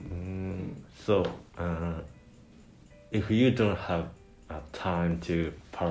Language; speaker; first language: English; non-native, learner; Japanese